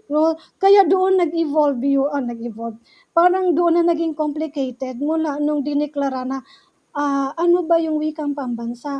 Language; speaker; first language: Filipino; native; Filipino